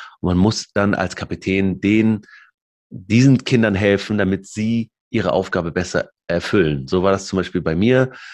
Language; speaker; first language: German; early bilingual, other home language; Arabic